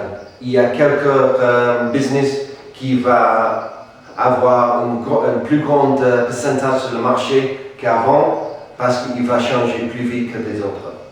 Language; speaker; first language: French; non-native, fluent; English